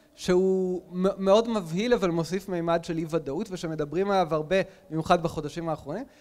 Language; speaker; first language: Hebrew; native; Hebrew